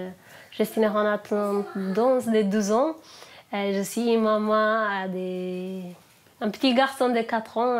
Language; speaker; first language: French; non-native, learner; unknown